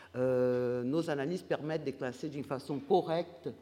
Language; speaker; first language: French; non-native, fluent; Portuguese